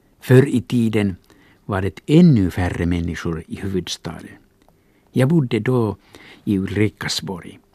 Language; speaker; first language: Swedish; non-native, local second language; Finnish